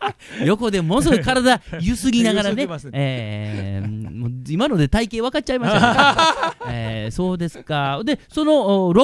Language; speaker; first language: Japanese; native; Japanese